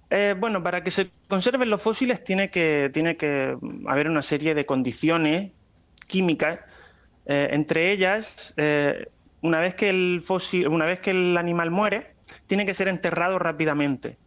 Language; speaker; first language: Spanish; native; Spanish